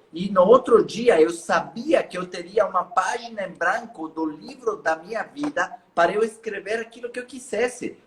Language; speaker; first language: Portuguese; non-native, fluent; Spanish